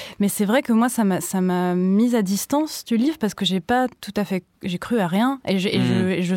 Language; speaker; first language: French; native; French